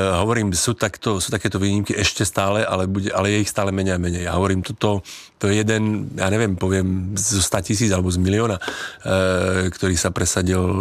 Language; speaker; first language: Slovak; native; Slovak